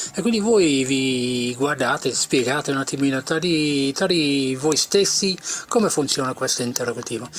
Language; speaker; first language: Italian; non-native, fluent; English